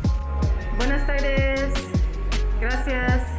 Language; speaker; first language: Spanish; non-native, learner; English